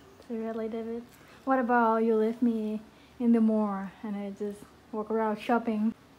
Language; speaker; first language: English; non-native, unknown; Thai